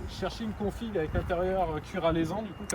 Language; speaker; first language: French; native; French